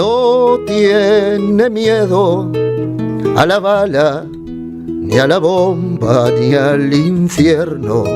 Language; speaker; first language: Spanish; native; Spanish